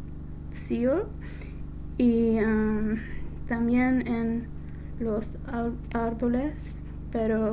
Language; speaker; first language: Spanish; non-native, learner; English